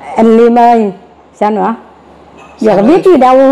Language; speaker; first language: Vietnamese; native; Vietnamese